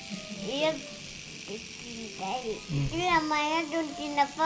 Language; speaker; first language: Indonesian; early bilingual, heritage; Indonesian